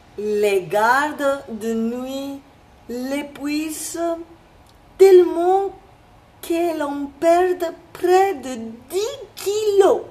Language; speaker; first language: French; non-native, fluent; Spanish